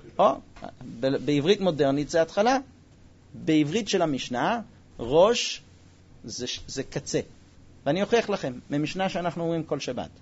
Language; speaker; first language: Hebrew; non-native, fluent; English